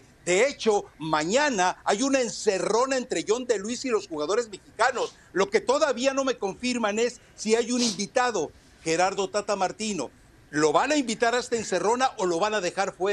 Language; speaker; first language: Spanish; native; Spanish